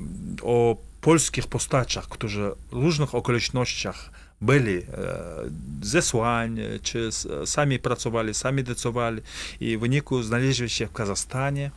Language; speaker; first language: Polish; non-native, fluent; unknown